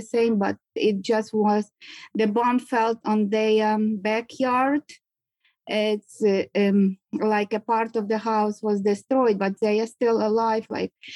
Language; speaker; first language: English; non-native, learner; Ukrainian